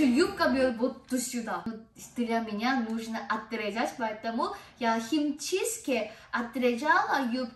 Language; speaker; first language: Russian; non-native, fluent; Korean